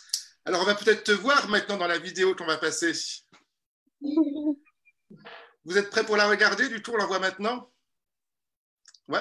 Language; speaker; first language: French; native; French